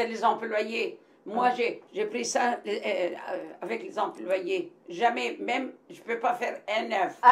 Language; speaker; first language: French; non-native, local second language; Arabic